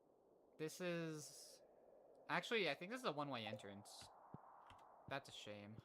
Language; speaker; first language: English; native; English